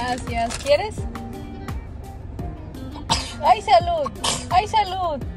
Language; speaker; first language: Spanish; early bilingual, heritage; Spanish